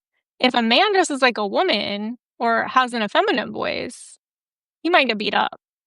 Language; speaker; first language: English; native; English